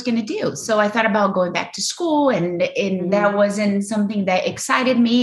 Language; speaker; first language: English; non-native, fluent; Portuguese